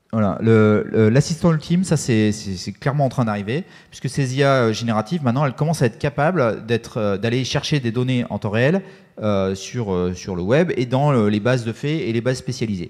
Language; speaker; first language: French; native; French